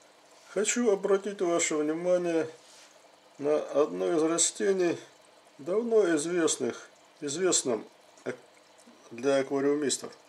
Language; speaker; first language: Russian; native; Russian